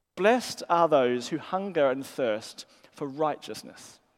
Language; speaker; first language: English; native; English